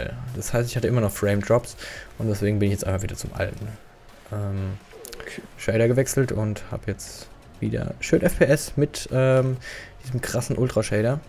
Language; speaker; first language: German; native; German